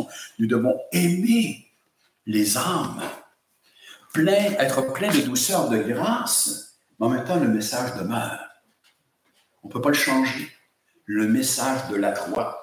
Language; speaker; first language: French; native; French